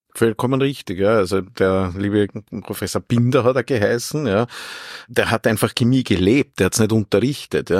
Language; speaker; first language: German; native; German